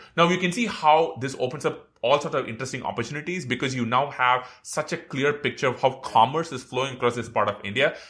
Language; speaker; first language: English; non-native, local second language; Tamil